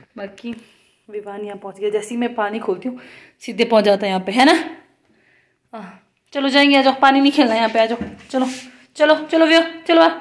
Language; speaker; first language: Hindi; non-native, local second language; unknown